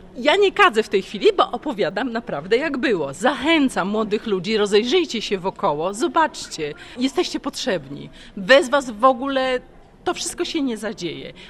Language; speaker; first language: Polish; native; Polish